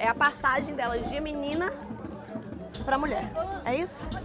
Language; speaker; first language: Portuguese; native; Portuguese